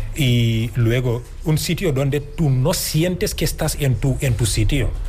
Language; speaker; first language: Spanish; non-native, fluent; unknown